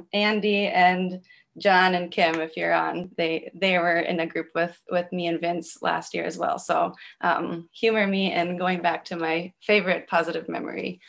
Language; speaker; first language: English; native; English